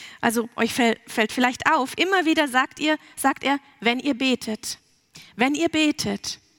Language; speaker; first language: German; early bilingual, heritage; German